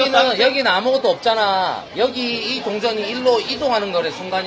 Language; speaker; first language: Korean; native; Korean